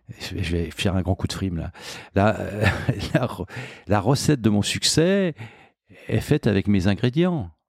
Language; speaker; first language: French; native; French